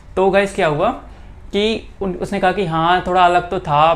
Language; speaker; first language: Hindi; native; Hindi